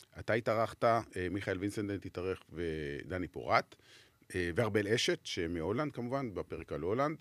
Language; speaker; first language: Hebrew; native; Hebrew